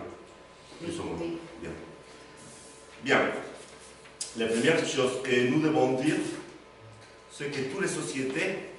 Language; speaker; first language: French; non-native, learner; Spanish